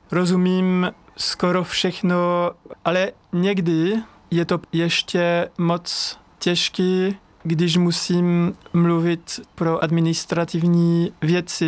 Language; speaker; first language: Czech; non-native, learner; French